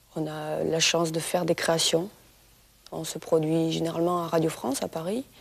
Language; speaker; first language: French; native; French